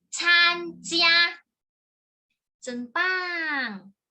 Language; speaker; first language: Chinese; non-native, fluent; Thai